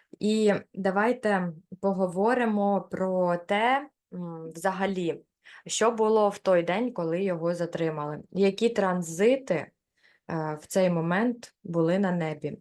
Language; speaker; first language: Ukrainian; non-native, local second language; Russian